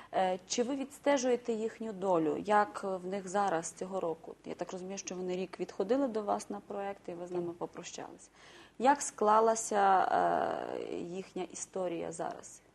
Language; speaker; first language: Ukrainian; native; Ukrainian